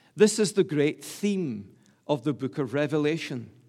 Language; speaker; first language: English; native; English